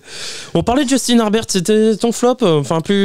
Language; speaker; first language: French; native; French